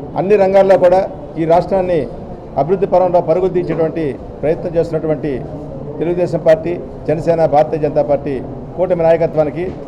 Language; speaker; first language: Telugu; native; Telugu